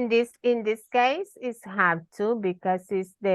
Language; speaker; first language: English; non-native, learner; Spanish